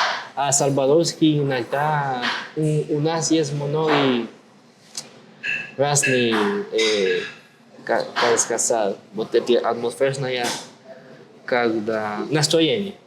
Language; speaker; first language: Russian; non-native, learner; Spanish